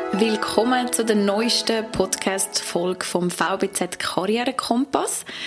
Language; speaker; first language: German; native; German